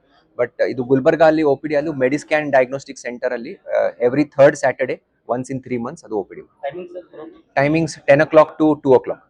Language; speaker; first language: Kannada; non-native, learner; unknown